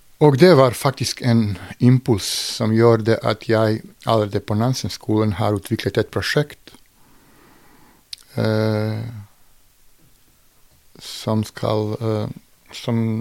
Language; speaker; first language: Norwegian; non-native, fluent; Bosnian